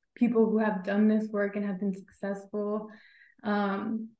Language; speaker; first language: English; native; English